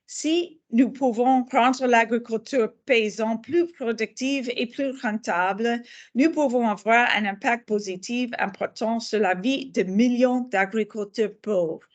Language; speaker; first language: French; non-native, fluent; English